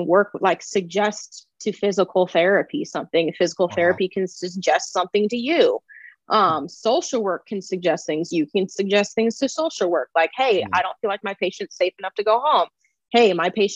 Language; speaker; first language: English; native; English